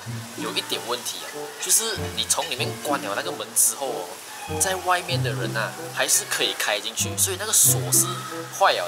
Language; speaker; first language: Chinese; native; Chinese